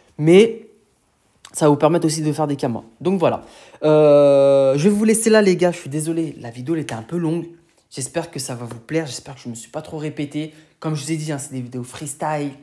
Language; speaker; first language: French; native; French